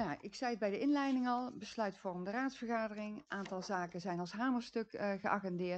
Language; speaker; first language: Dutch; native; Dutch